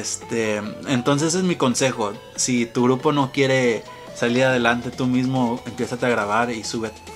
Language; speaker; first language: Spanish; early bilingual, heritage; Spanish